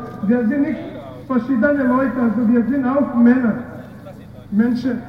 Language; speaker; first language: German; non-native, learner; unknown